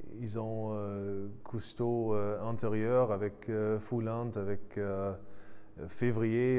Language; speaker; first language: French; non-native, fluent; German